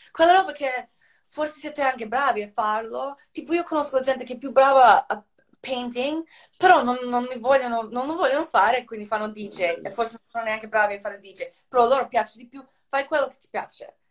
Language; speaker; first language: Italian; non-native, fluent; Croatian